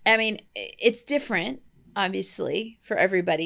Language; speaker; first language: English; native; English